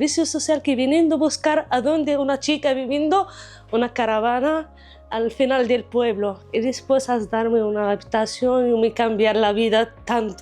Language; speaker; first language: Spanish; non-native, learner; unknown